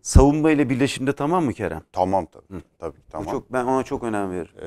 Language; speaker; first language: Turkish; native; Turkish